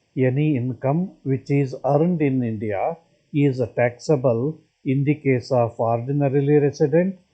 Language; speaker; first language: English; non-native, local second language; Kannada